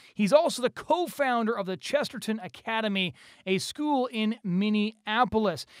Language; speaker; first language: English; native; English